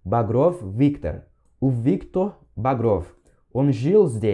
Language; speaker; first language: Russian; non-native, fluent; Portuguese